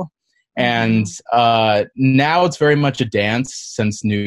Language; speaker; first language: English; native; English